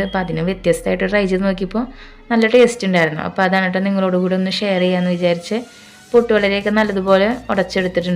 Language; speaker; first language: Malayalam; native; Malayalam